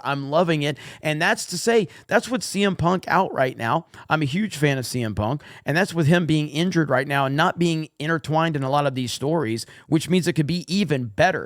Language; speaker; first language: English; native; English